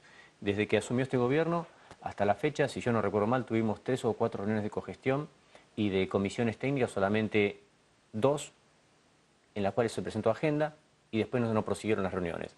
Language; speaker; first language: Spanish; native; Spanish